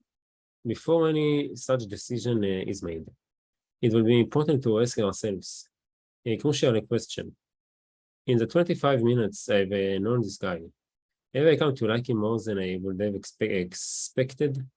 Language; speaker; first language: English; non-native, learner; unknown